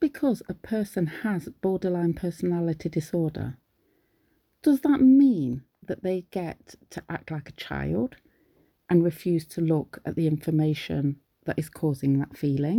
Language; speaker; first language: English; native; English